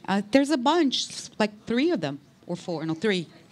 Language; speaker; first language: English; non-native, fluent; Portuguese